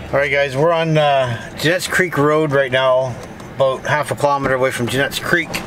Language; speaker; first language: English; native; English